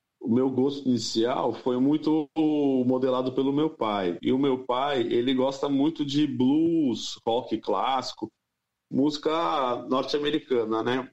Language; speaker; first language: Portuguese; native; Portuguese